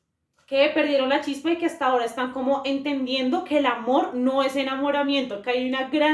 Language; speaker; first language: Spanish; native; Spanish